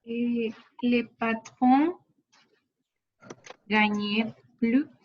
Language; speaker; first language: French; non-native, learner; Spanish